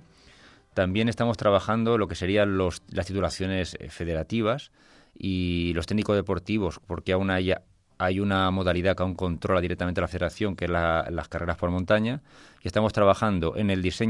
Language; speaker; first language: Spanish; native; Spanish